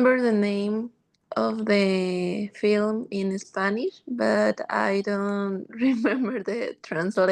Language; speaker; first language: English; non-native, learner; Spanish